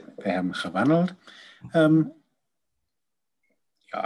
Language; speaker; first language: Dutch; non-native, learner; German